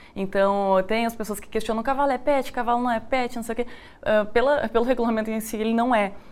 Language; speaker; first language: Portuguese; native; Portuguese